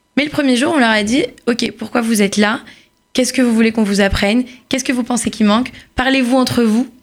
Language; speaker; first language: French; native; French